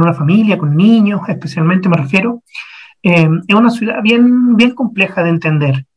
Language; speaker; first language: Spanish; native; Spanish